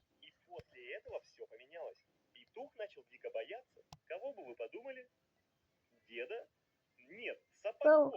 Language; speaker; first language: Russian; native; Russian